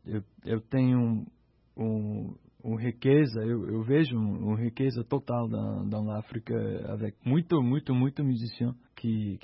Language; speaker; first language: Portuguese; non-native, learner; English